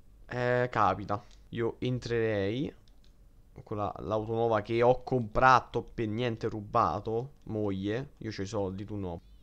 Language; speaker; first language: Italian; native; Italian